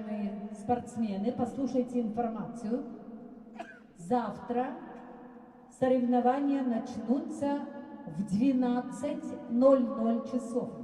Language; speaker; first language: Russian; native; Russian